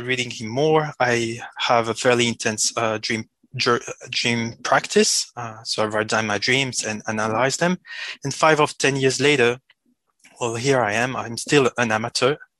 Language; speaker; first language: English; non-native, fluent; French